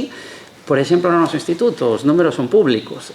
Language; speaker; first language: Galician; native; Galician